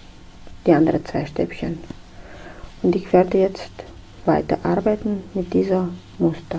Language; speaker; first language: German; non-native, fluent; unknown